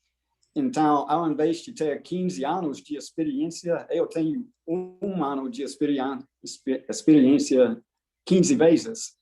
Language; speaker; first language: Portuguese; non-native, fluent; English